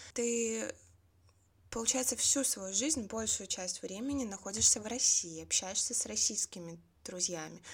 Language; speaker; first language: Russian; native; Russian